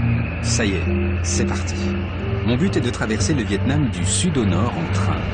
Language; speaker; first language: French; native; French